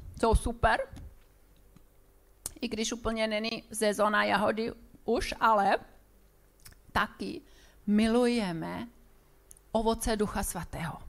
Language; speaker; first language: Czech; non-native, fluent; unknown